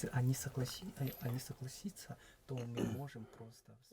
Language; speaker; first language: Russian; non-native, learner; Chinese